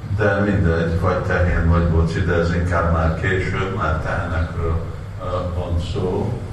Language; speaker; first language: Hungarian; non-native, learner; Russian